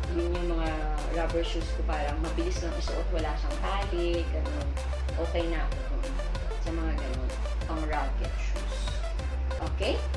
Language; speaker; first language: Filipino; non-native, local second language; Iloko